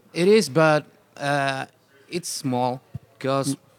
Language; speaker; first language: English; non-native, fluent; Spanish